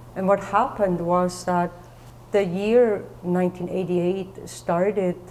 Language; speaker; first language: English; non-native, fluent; German